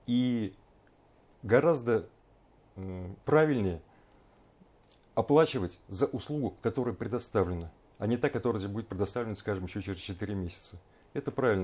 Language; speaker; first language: Russian; native; Russian